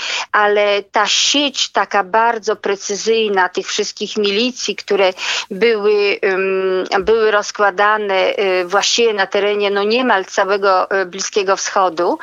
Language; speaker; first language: Polish; native; Polish